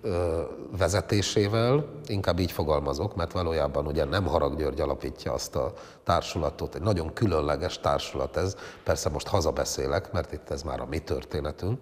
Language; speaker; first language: Hungarian; native; Hungarian